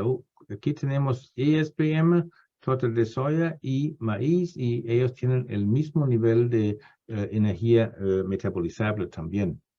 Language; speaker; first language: Spanish; non-native, fluent; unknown